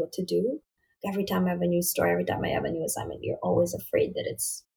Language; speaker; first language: English; non-native, local second language; Filipino